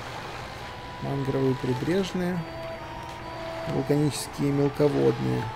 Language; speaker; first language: Russian; native; Russian